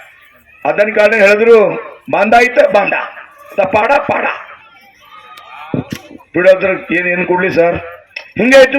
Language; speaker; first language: Kannada; non-native, local second language; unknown